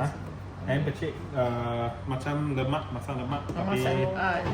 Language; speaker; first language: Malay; non-native, local second language; Chinese